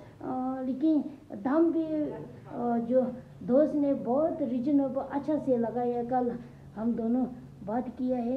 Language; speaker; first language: Hindi; non-native, local second language; Tibetan